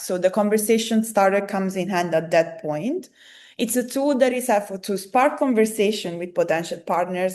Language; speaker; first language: English; non-native, fluent; Italian